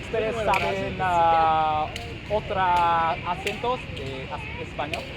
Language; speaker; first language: Spanish; non-native, learner; Vietnamese